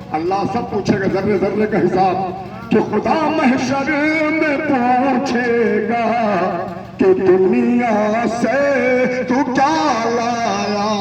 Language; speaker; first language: Urdu; native; Urdu